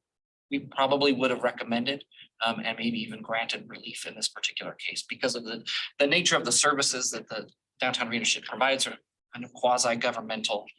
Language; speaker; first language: English; native; English